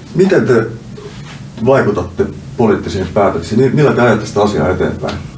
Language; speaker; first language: Finnish; native; Finnish